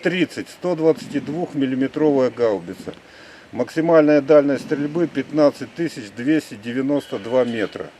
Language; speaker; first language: Russian; native; Russian